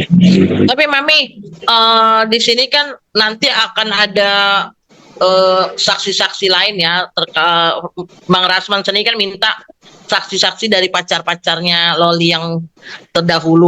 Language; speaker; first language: Indonesian; native; Indonesian